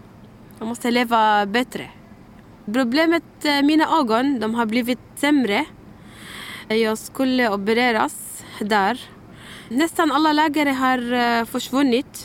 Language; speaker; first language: Swedish; non-native, learner; Arabic